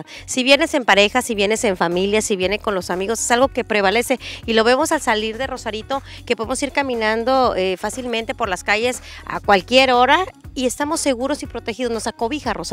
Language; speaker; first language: Spanish; native; Spanish